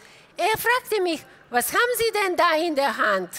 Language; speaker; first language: German; non-native, fluent; Bulgarian